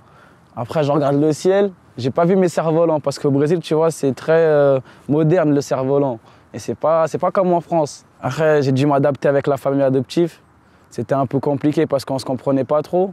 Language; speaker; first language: French; early bilingual, other home language; Portuguese